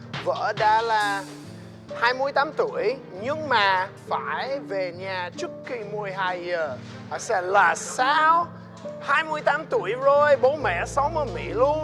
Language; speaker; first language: Vietnamese; non-native, learner; English